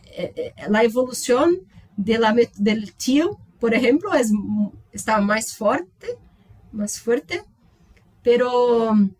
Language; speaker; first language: Spanish; non-native, learner; Portuguese